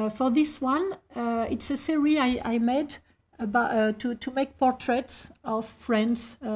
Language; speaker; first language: English; non-native, fluent; French